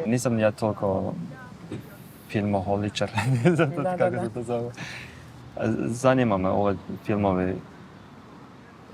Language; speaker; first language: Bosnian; non-native, learner; Turkish